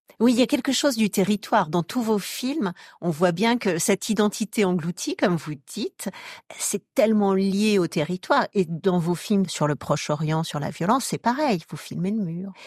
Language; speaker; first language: French; native; French